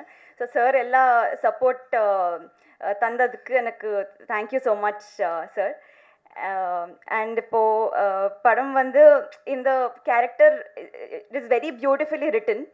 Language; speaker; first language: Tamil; non-native, learner; Telugu